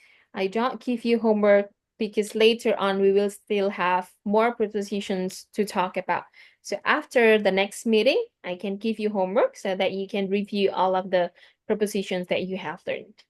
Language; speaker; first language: English; non-native, fluent; Indonesian